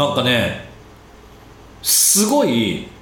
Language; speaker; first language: Japanese; native; Japanese